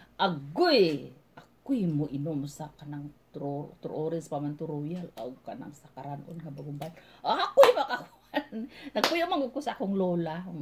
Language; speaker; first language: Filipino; non-native, local second language; Cebuano